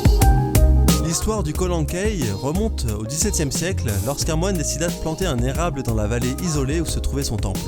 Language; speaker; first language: French; native; French